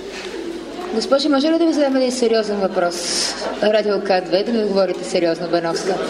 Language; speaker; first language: Bulgarian; native; Bulgarian